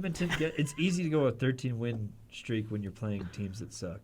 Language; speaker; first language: English; native; English